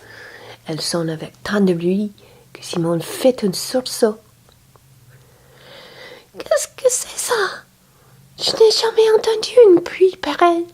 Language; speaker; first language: French; non-native, learner; English